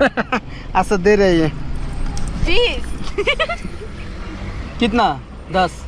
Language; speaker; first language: Hindi; non-native, learner; Bangla